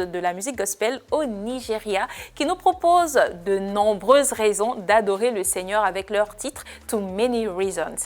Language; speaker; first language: French; native; French